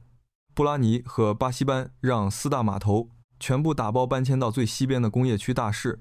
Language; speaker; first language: Chinese; native; Chinese